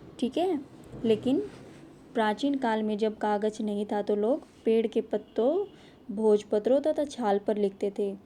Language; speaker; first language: Hindi; native; Hindi